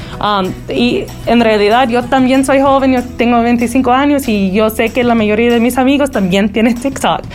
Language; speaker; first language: Spanish; early bilingual, heritage; Spanish